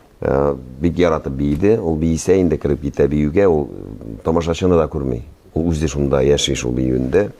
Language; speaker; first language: Tatar; native; Tatar